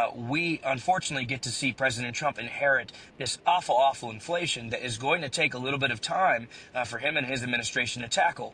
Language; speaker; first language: English; native; English